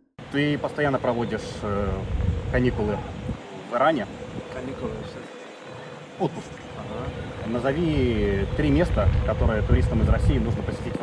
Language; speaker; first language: Russian; native; Russian